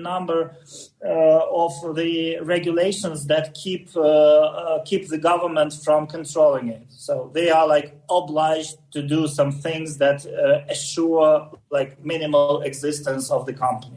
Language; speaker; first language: English; non-native, fluent; Russian